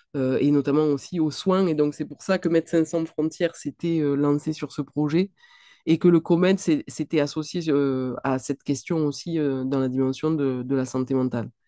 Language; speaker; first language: French; native; French